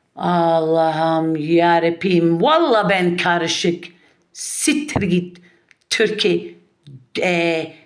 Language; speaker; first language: Turkish; non-native, learner; English